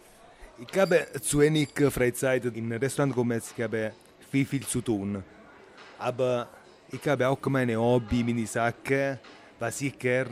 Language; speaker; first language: German; non-native, learner; Italian